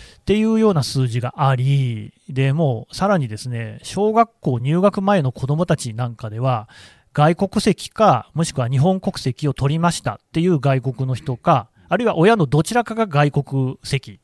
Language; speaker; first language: Japanese; native; Japanese